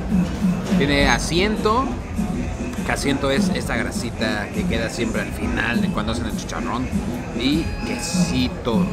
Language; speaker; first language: Spanish; native; Spanish